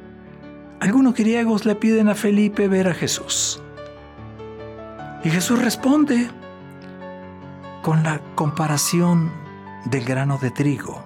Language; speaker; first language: Spanish; native; Spanish